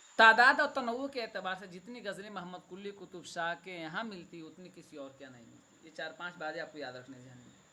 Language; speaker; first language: Urdu; native; Urdu